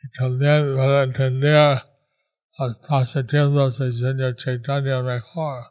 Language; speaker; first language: Spanish; non-native, learner; English